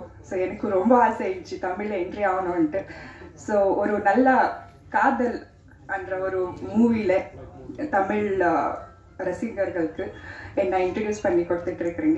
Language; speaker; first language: Tamil; non-native, fluent; Kannada